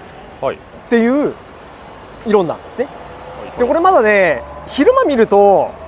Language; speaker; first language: Japanese; native; Japanese